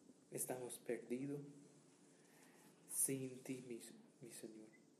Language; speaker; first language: Spanish; non-native, learner; English